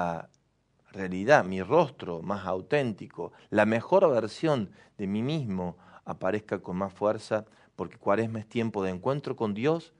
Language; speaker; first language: Spanish; native; Spanish